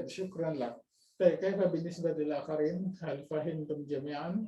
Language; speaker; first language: Arabic; non-native, fluent; Indonesian